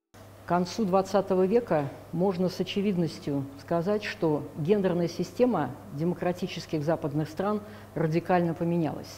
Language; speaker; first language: Russian; native; Russian